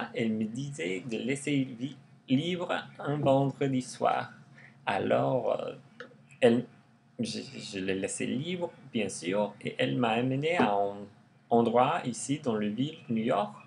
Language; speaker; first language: French; non-native, learner; English